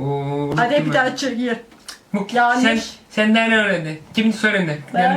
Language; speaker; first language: Turkish; non-native, learner; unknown